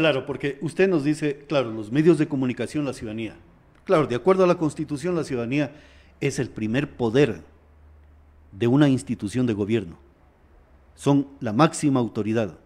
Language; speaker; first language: Spanish; native; Spanish